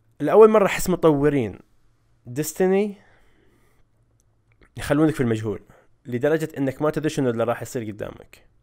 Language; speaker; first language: Arabic; native; Arabic